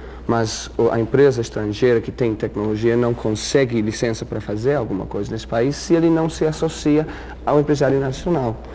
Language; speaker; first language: Portuguese; non-native, fluent; English